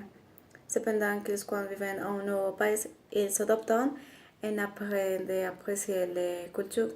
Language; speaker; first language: French; non-native, learner; Spanish